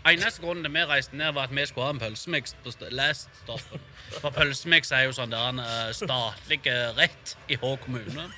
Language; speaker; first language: Norwegian; native; Norwegian